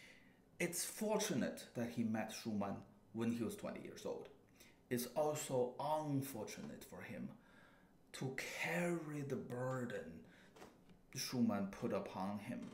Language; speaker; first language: English; non-native, fluent; Chinese